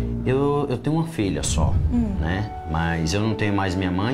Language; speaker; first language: Portuguese; native; Portuguese